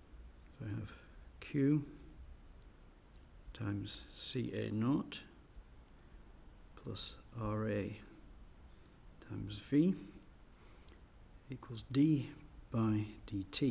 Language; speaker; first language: English; native; English